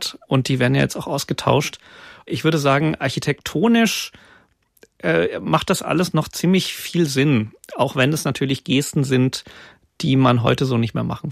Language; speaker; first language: German; native; German